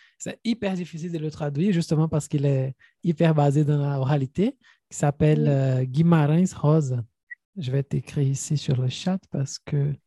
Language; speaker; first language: French; non-native, fluent; Portuguese